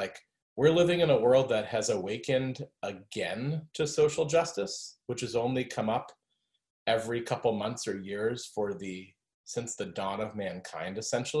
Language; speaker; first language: English; native; English